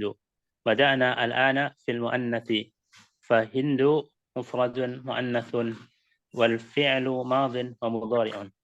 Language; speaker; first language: Arabic; non-native, learner; Indonesian